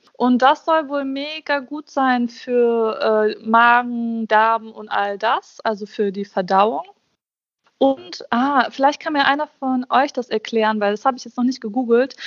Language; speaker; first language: German; early bilingual, other home language; Bosnian